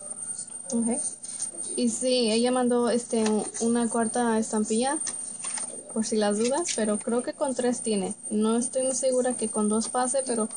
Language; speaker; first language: Spanish; early bilingual, heritage; Spanish